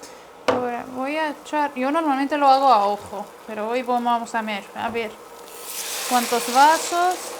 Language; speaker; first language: Spanish; non-native, fluent; Arabic